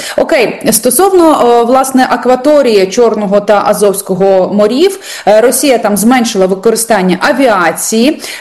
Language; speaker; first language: Ukrainian; native; Ukrainian